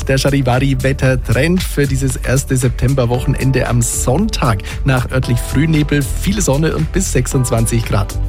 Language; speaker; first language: German; native; German